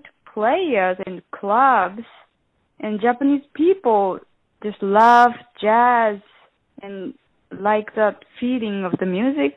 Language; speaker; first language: English; non-native, learner; Japanese